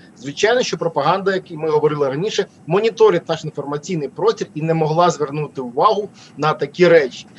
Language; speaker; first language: Ukrainian; native; Ukrainian